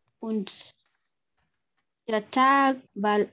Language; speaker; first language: German; non-native, learner; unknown